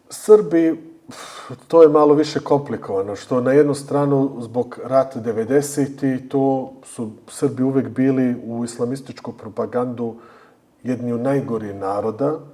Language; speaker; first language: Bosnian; early bilingual, heritage; Bosnian